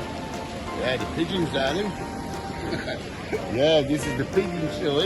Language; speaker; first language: English; native; English